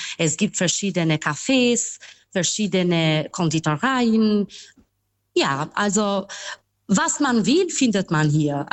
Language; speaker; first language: German; non-native, fluent; Albanian